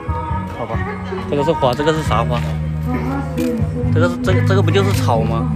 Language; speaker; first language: Chinese; native; Chinese